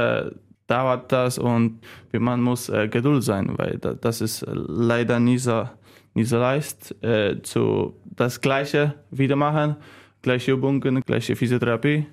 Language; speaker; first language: German; non-native, learner; Polish